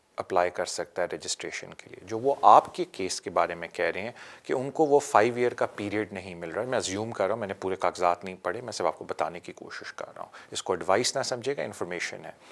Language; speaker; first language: Urdu; native; Urdu